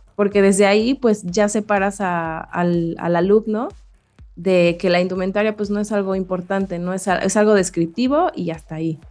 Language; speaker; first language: Spanish; native; Spanish